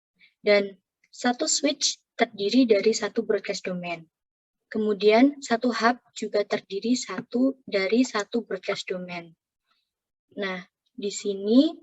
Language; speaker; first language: Indonesian; native; Indonesian